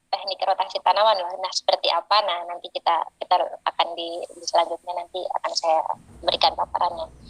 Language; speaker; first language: Indonesian; native; Indonesian